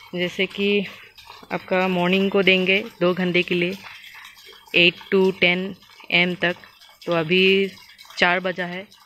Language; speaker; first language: Hindi; non-native, local second language; Assamese